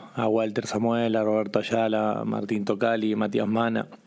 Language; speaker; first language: Spanish; native; Spanish